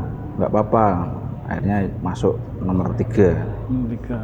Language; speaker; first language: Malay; non-native, local second language; Javanese